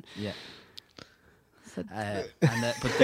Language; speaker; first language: English; non-native, fluent; Italian